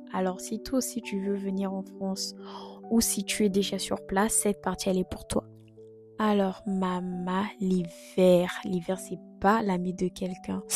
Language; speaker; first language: French; non-native, local second language; Lingala